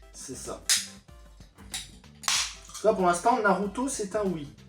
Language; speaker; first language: French; native; French